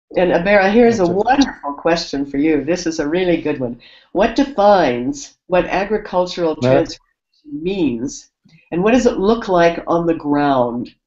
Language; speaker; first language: English; native; English